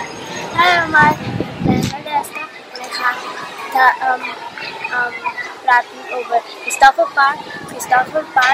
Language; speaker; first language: Dutch; non-native, local second language; Papiamento